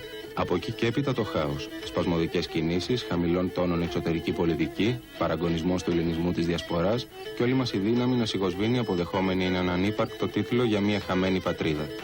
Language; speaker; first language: Greek; native; Greek